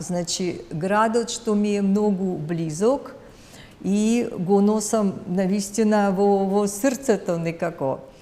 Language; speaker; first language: Macedonian; non-native, fluent; Russian